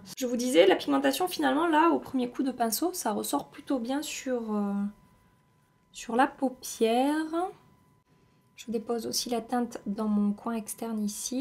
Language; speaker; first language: French; native; French